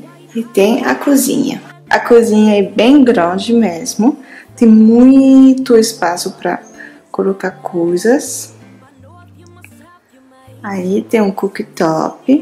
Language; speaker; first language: Portuguese; non-native, fluent; French